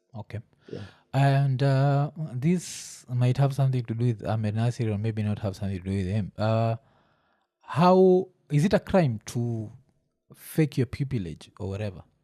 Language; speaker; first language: English; non-native, local second language; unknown